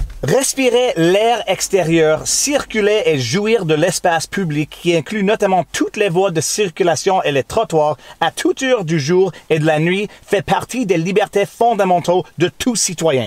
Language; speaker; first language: French; non-native, local second language; English